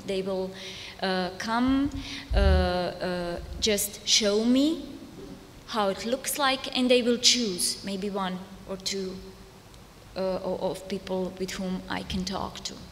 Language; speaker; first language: English; non-native, fluent; Serbian